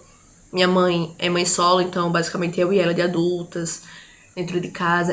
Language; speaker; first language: Portuguese; native; Portuguese